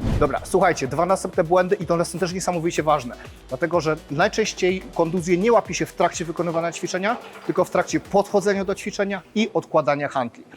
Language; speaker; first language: Polish; native; Polish